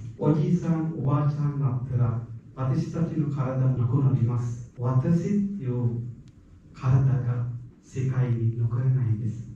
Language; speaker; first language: Japanese; non-native, learner; Sinhala